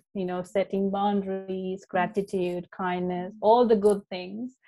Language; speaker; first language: English; non-native, local second language; Sinhala